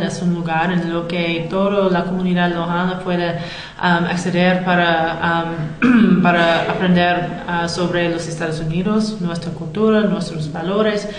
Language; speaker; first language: Spanish; non-native, fluent; English